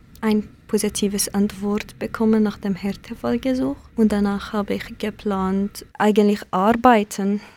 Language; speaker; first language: German; non-native, learner; Kurdish